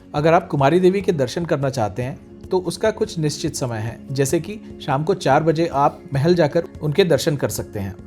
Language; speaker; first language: Hindi; native; Hindi